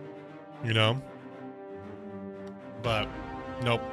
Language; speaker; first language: English; native; English